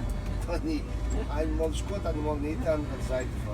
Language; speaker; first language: German; non-native, learner; Portuguese